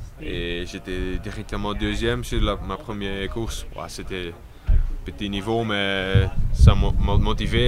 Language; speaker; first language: French; non-native, local second language; Dutch